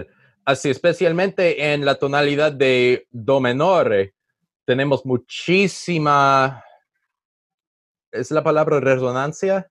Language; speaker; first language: Spanish; non-native, learner; English